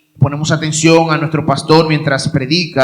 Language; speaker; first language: Spanish; native; Spanish